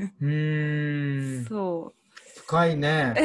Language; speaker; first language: Japanese; non-native, learner; Chinese